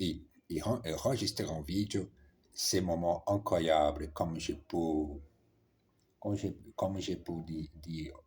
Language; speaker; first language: French; non-native, learner; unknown